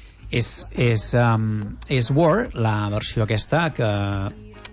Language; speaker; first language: Catalan; native; Catalan